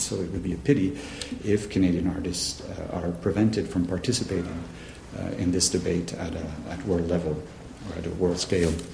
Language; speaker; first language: English; non-native, fluent; French